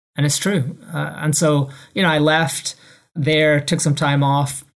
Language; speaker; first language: English; native; English